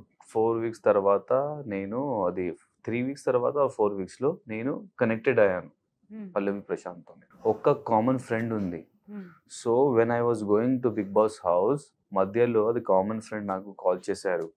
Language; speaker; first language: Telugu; non-native, learner; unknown